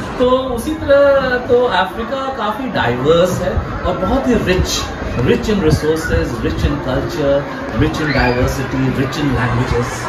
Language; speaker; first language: Hindi; native; Hindi